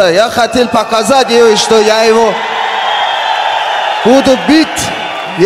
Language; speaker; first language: Russian; non-native, learner; Persian